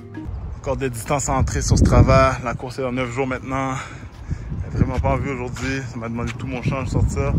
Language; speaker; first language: French; native; French